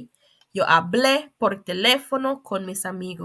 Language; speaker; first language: Spanish; non-native, fluent; English